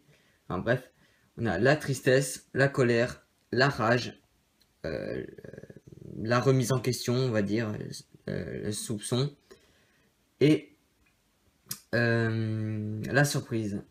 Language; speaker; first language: French; native; French